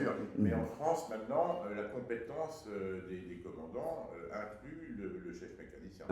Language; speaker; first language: French; native; French